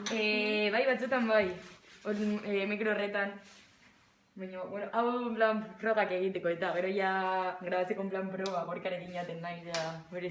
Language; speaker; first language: Basque; non-native, local second language; Spanish